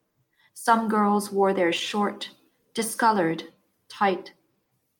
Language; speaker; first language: English; non-native, local second language; Cantonese